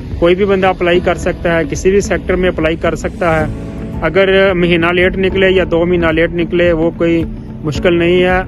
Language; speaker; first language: Urdu; native; Urdu